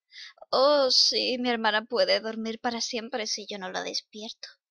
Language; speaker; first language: Spanish; native; Spanish